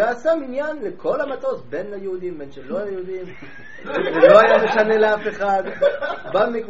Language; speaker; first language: Hebrew; native; Hebrew